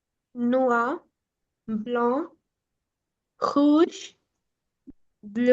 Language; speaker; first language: French; non-native, learner; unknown